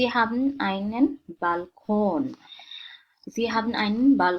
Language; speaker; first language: German; non-native, fluent; Bangla